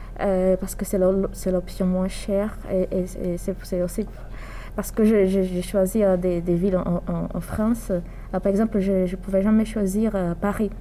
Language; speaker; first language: French; non-native, fluent; Portuguese